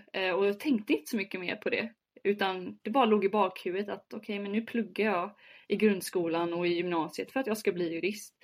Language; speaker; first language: Swedish; early bilingual, other home language; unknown